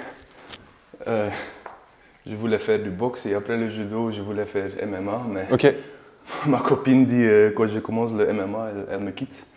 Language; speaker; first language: French; non-native, learner; Dutch